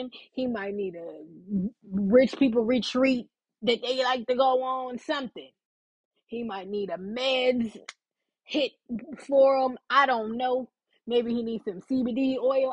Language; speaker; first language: English; native; English